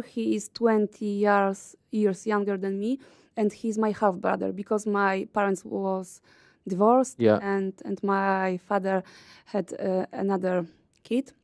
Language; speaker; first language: English; non-native, learner; Polish